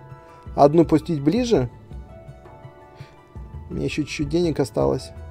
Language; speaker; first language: Russian; native; Russian